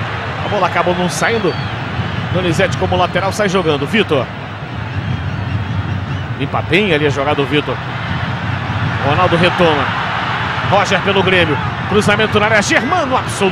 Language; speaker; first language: Portuguese; native; Portuguese